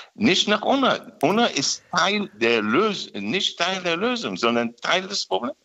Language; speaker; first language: German; non-native, fluent; Hebrew